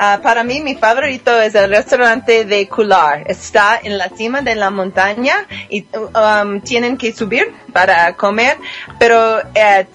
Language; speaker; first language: Spanish; non-native, fluent; English